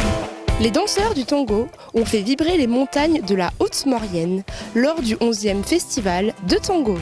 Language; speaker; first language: French; native; French